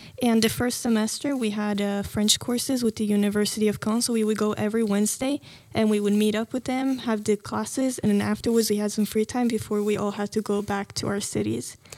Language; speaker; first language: English; non-native, fluent; Norwegian